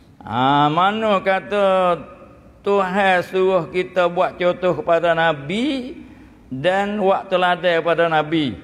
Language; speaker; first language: Malay; native; Malay